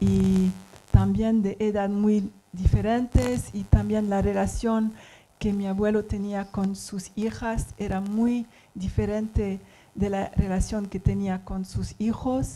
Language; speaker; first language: Spanish; non-native, learner; English